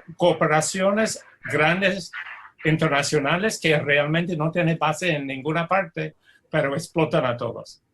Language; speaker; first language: Spanish; non-native, fluent; English